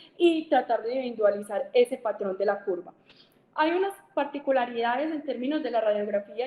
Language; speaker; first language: Spanish; native; Spanish